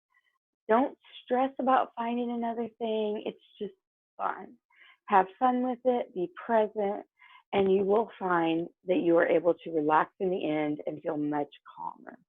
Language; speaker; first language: English; native; English